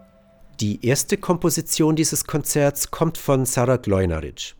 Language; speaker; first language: German; native; German